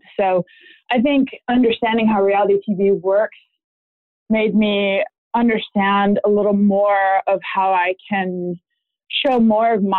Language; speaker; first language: English; non-native, fluent; German